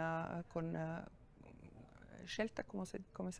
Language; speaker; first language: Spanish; non-native, fluent; German